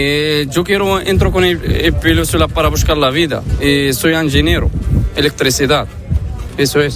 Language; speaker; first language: Spanish; non-native, learner; Arabic